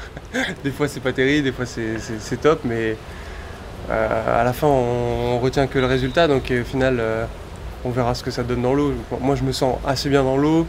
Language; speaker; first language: French; native; French